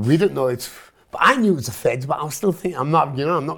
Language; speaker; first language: English; non-native, local second language; Punjabi